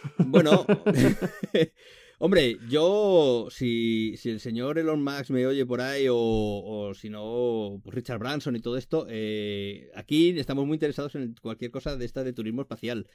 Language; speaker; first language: Spanish; native; Spanish